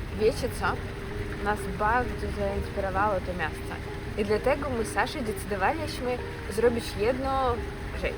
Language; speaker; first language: Polish; non-native, learner; Russian